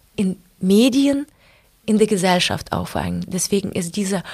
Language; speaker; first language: German; non-native, fluent; Ukrainian